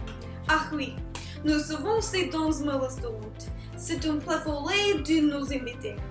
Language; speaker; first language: French; non-native, learner; English